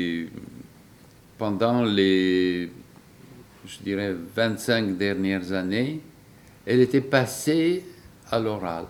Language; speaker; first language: French; non-native, fluent; Bulgarian